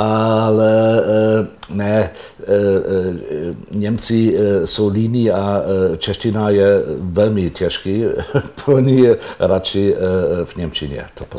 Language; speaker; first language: Czech; non-native, fluent; German